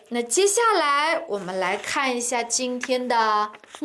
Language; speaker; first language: Chinese; non-native, local second language; Uyghur